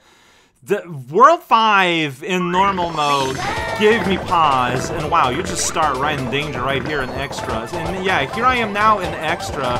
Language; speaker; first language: English; native; English